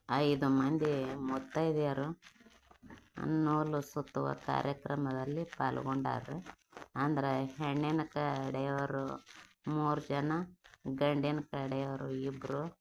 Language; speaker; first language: Kannada; native; Kannada